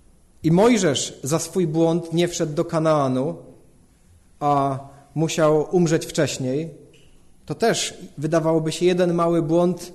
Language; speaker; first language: Polish; native; Polish